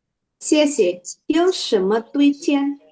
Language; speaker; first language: Chinese; non-native, learner; Indonesian